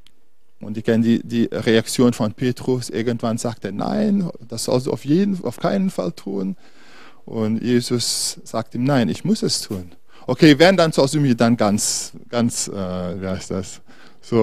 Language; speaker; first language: German; non-native, fluent; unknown